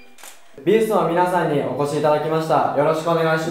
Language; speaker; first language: Japanese; non-native, fluent; Korean